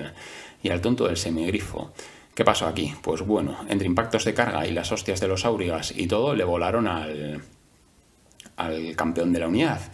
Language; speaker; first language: Spanish; native; Spanish